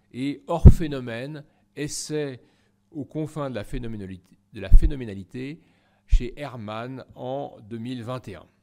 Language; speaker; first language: French; native; French